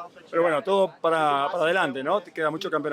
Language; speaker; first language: Spanish; native; Spanish